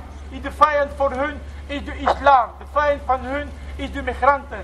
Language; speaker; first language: Dutch; non-native, learner; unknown